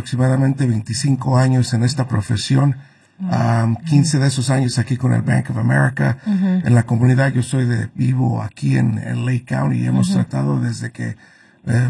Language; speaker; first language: Spanish; early bilingual, heritage; Spanish